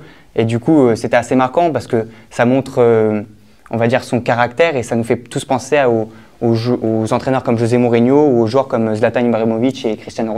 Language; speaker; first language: French; native; French